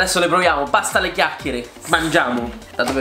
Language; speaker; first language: Italian; native; Italian